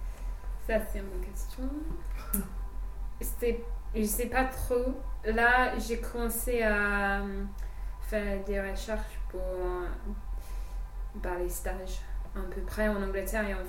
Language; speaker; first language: French; non-native, fluent; English